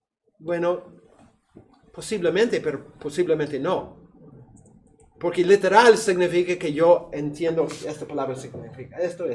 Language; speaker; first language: Spanish; non-native, fluent; English